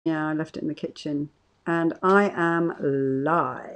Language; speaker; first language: English; native; English